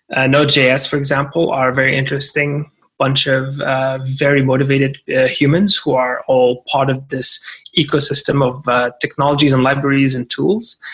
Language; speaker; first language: English; non-native, fluent; Arabic